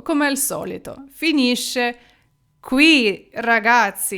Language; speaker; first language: Italian; non-native, fluent; Ukrainian